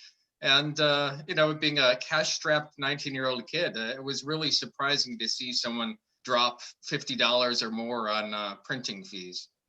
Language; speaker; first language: English; native; English